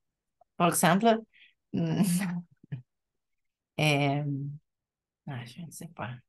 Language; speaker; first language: French; non-native, learner; Spanish